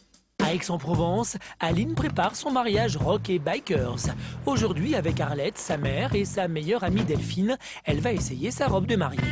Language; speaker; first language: French; native; French